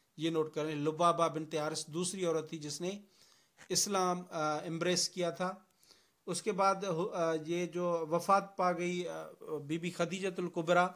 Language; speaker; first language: Urdu; non-native, local second language; Sindhi